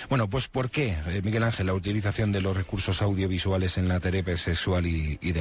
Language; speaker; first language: Spanish; native; Spanish